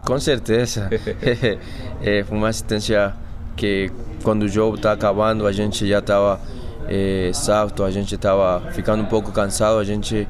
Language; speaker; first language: Portuguese; non-native, fluent; Spanish